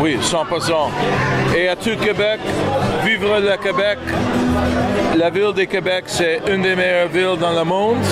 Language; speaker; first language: French; non-native, learner; English